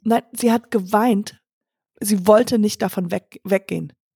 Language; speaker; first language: German; native; German